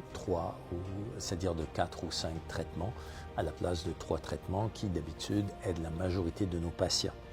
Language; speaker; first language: French; native; French